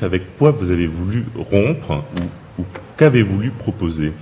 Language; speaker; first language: French; native; French